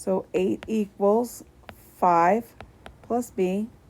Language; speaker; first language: English; native; English